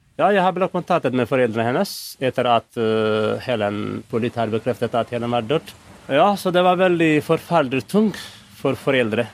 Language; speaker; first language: Norwegian; non-native, fluent; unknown